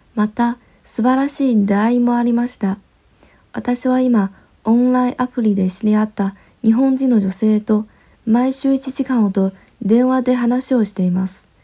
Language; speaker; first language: Japanese; non-native, fluent; Chinese